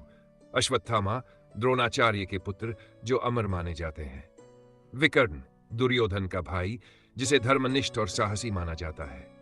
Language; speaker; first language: Hindi; native; Hindi